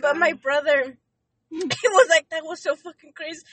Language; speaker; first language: English; early bilingual, other home language; Spanish